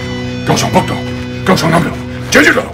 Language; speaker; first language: Korean; non-native, learner; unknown